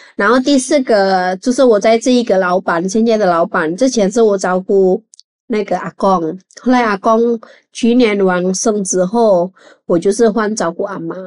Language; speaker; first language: Chinese; non-native, fluent; Javanese